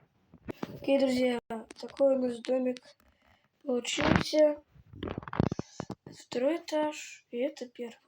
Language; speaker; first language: Russian; native; Russian